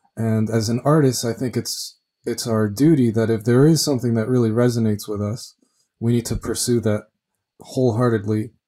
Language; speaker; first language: English; early bilingual, other home language; Spanish